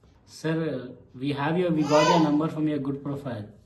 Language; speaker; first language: English; non-native, local second language; Telugu